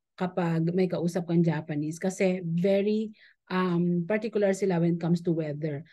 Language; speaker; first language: English; non-native, local second language; Filipino